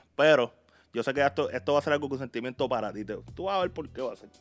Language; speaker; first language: Spanish; native; Spanish